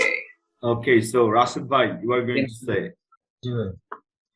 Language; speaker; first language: English; non-native, fluent; Bangla